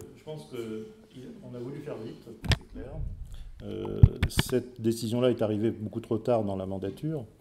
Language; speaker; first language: French; native; French